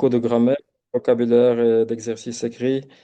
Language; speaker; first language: French; non-native, local second language; Arabic